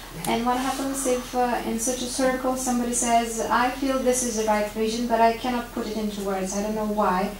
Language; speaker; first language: English; non-native, fluent; Bulgarian